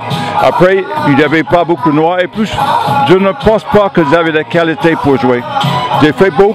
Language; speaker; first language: French; non-native, fluent; English